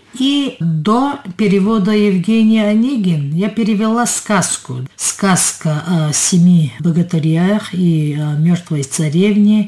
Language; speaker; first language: Russian; non-native, local second language; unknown